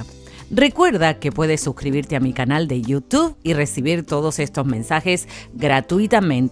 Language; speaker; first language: Spanish; native; Spanish